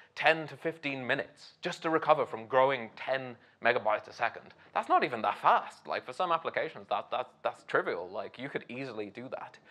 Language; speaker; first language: English; native; English